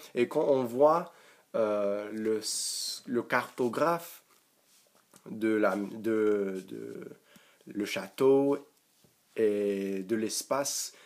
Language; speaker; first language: French; non-native, learner; English